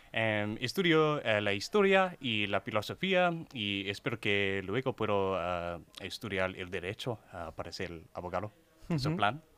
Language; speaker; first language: Spanish; non-native, learner; English